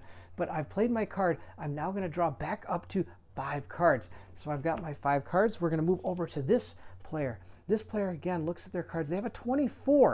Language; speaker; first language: English; native; English